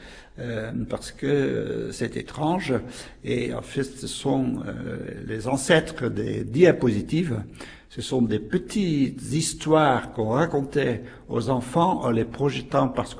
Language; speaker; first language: French; native; French